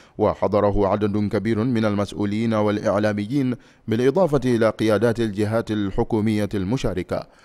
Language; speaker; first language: Arabic; non-native, fluent; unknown